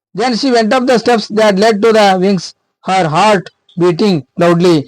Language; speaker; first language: English; non-native, local second language; Kannada